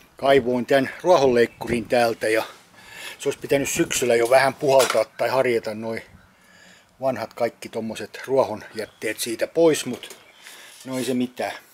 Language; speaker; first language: Finnish; native; Finnish